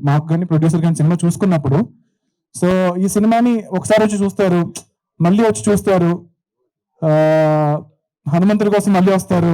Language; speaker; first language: Telugu; native; Telugu